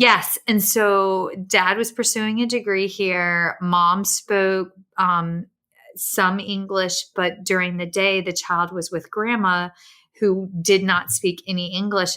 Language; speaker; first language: English; native; English